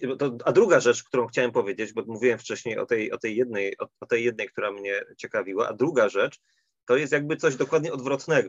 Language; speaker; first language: Polish; native; Polish